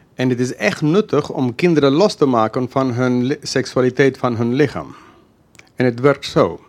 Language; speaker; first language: Dutch; non-native, fluent; English